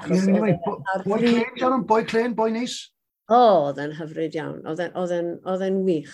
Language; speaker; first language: Welsh; native; Welsh